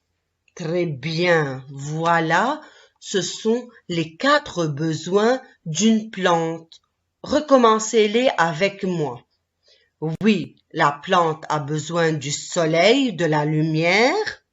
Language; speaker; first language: French; non-native, local second language; Arabic